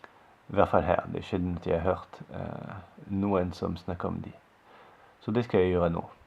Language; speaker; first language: Norwegian; non-native, fluent; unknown